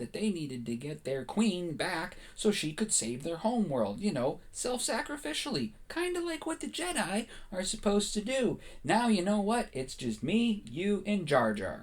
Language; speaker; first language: English; native; English